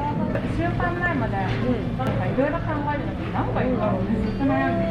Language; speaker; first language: Japanese; native; Japanese